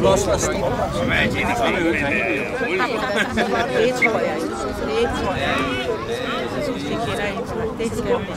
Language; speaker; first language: Danish; native; Danish